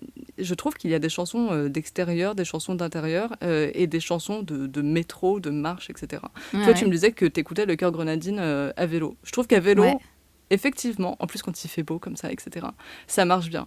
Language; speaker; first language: French; native; French